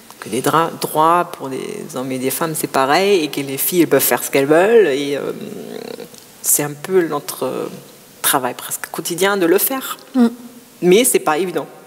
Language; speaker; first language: French; non-native, fluent; German